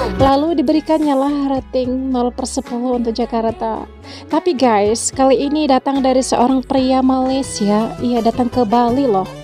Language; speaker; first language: Indonesian; native; Indonesian